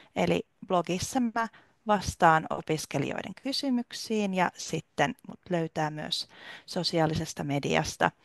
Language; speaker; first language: Finnish; native; Finnish